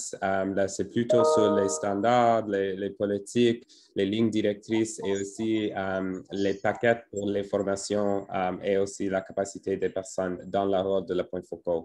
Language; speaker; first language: French; non-native, fluent; English